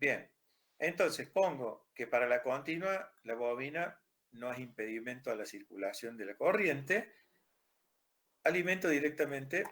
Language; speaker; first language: Spanish; native; Spanish